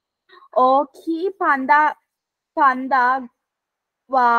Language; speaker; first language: Japanese; non-native, learner; Sinhala